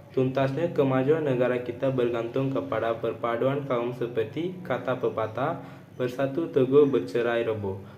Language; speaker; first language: Malay; non-native, local second language; Tamil